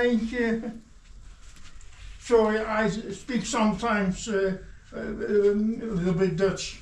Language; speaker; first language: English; non-native, learner; Dutch